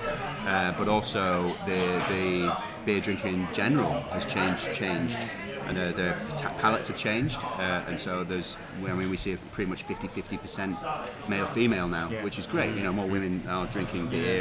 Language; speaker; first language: English; native; English